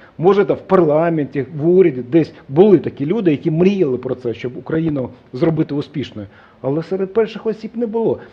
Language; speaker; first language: Ukrainian; non-native, local second language; Russian